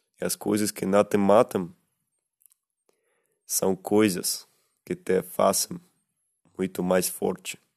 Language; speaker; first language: Portuguese; non-native, learner; Russian